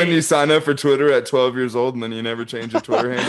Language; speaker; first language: English; native; English